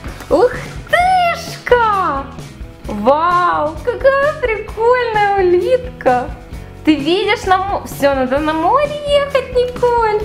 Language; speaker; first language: Russian; native; Russian